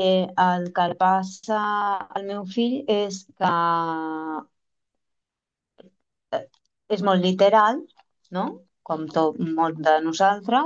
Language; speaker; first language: Catalan; non-native, local second language; Spanish